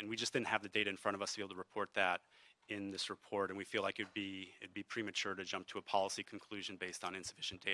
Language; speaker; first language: English; native; English